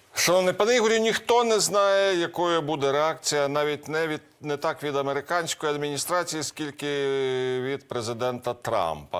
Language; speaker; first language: Ukrainian; native; Ukrainian